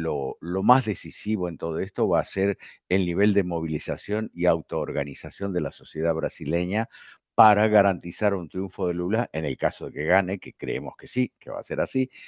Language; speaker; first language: Spanish; native; Spanish